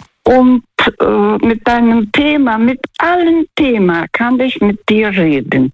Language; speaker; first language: German; non-native, fluent; Russian